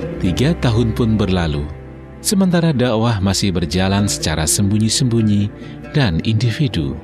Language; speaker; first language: Indonesian; native; Indonesian